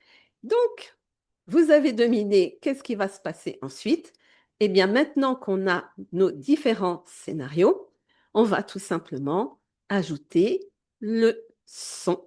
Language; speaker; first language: French; native; French